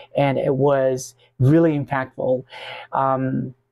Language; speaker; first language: English; non-native, local second language; Hiligaynon